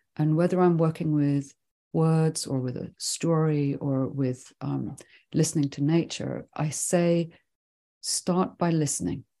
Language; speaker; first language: English; early bilingual, other home language; Swedish